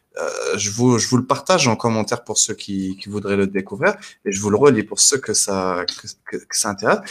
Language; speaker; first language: French; non-native, local second language; Arabic